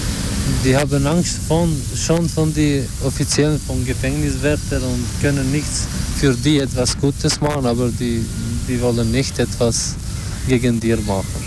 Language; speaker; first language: German; non-native, learner; Albanian